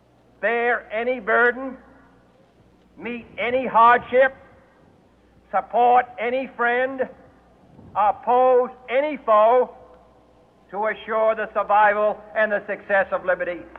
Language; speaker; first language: English; native; English